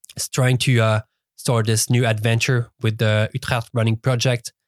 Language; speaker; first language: English; non-native, fluent; French